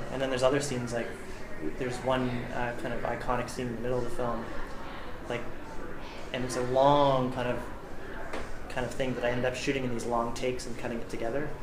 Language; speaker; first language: English; native; English